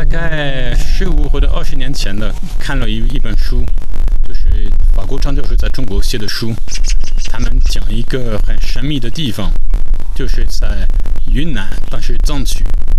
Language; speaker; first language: Chinese; non-native, fluent; French